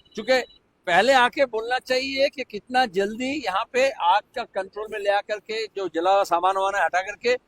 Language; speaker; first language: Hindi; non-native, local second language; Bangla